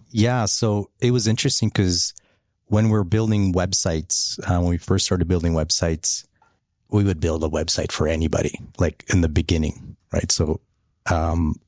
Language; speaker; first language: English; early bilingual, other home language; Polish